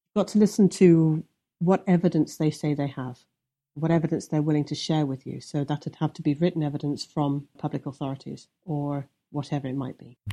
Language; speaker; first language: English; native; English